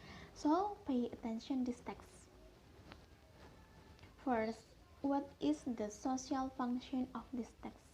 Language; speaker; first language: English; non-native, fluent; Indonesian